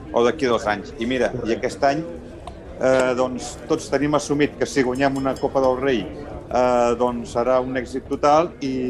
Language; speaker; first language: Catalan; native; Catalan